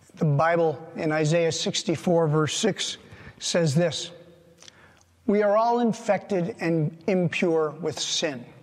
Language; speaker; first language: English; native; English